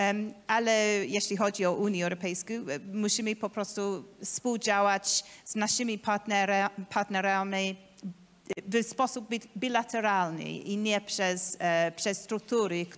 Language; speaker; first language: Polish; non-native, learner; English